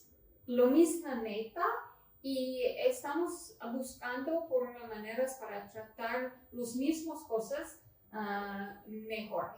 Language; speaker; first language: Spanish; non-native, learner; English